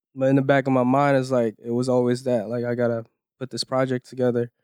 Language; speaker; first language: English; early bilingual, other home language; Iloko